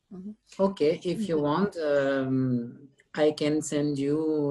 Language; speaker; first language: English; non-native, learner; French